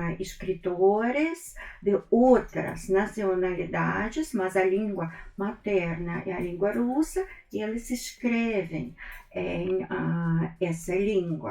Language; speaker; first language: Portuguese; non-native, fluent; Russian